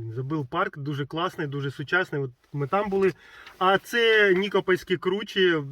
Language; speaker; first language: Ukrainian; non-native, local second language; Russian